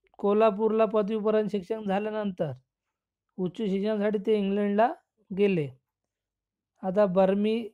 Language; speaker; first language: Marathi; non-native, local second language; Urdu